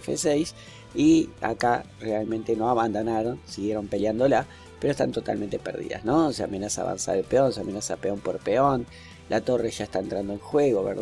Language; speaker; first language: Spanish; native; Spanish